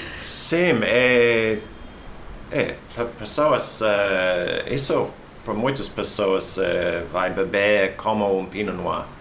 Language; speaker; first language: Portuguese; non-native, learner; English